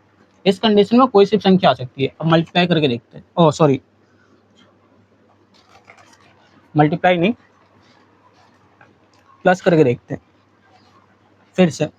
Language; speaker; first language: Hindi; native; Hindi